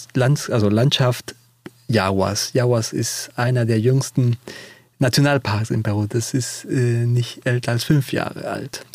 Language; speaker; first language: German; non-native, fluent; Spanish